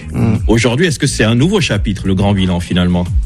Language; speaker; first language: French; native; French